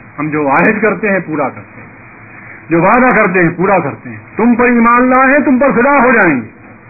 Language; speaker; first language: Urdu; native; Urdu